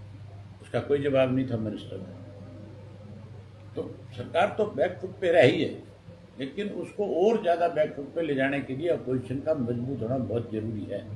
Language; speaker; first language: Hindi; native; Hindi